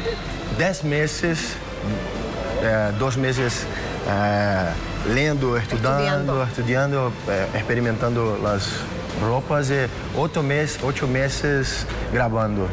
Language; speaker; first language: Spanish; non-native, fluent; Portuguese